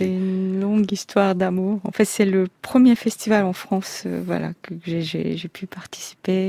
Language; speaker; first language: French; non-native, fluent; Korean